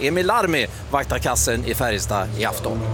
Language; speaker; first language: Swedish; native; Swedish